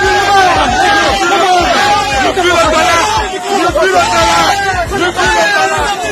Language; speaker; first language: Portuguese; non-native, learner; Haitian Creole